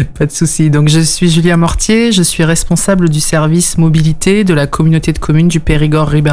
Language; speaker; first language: French; native; French